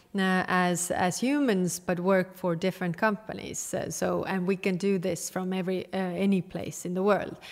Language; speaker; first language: English; non-native, fluent; Estonian